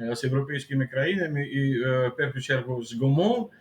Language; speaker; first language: Ukrainian; non-native, fluent; Georgian